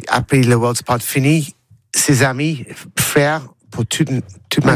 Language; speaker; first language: French; non-native, learner; English